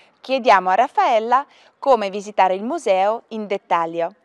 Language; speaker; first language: Italian; native; Italian